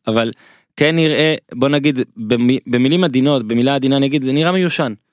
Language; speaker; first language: Hebrew; native; Hebrew